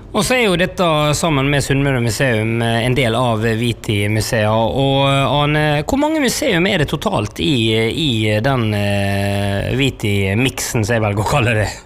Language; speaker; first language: Norwegian; native; Norwegian